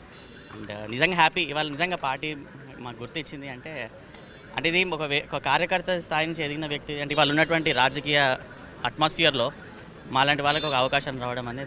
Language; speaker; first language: Telugu; native; Telugu